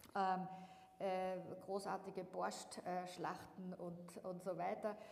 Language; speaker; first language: German; native; German